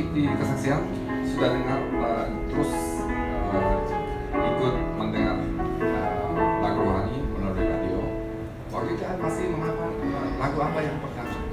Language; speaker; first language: Indonesian; non-native, learner; Korean